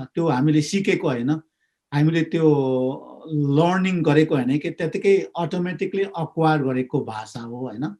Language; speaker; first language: Nepali; non-native, local second language; Limbu